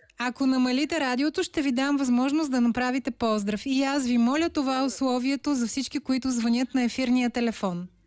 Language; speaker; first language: Bulgarian; native; Bulgarian